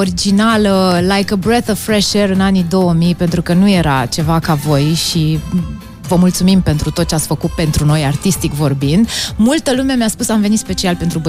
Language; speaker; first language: Romanian; native; Romanian